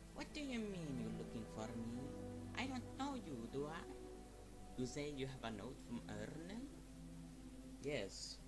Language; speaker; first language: English; non-native, fluent; Swedish